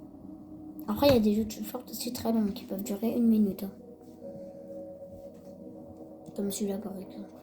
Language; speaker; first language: French; native; French